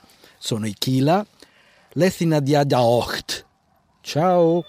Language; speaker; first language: Italian; native; Italian